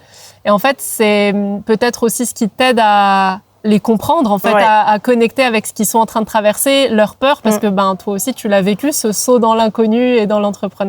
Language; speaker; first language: French; native; French